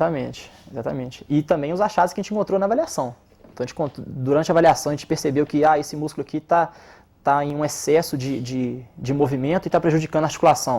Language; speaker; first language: Portuguese; native; Portuguese